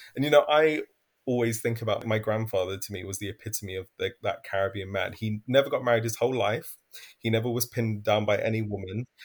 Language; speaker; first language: English; native; English